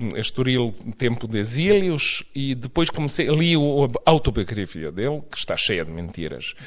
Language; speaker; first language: Portuguese; non-native, fluent; Serbian